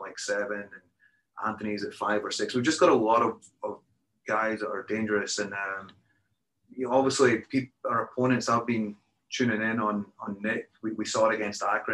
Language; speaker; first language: English; native; English